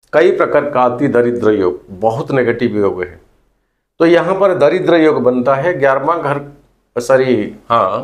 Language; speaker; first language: Hindi; non-native, local second language; Odia